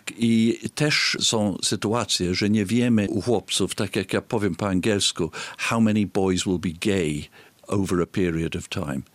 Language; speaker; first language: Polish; early bilingual, heritage; Polish